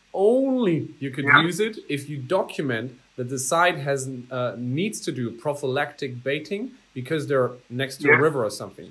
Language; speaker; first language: English; non-native, fluent; German